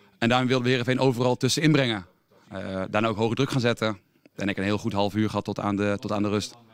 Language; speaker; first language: Dutch; native; Dutch